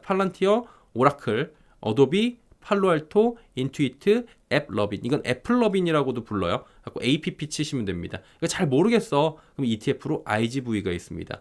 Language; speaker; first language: Korean; native; Korean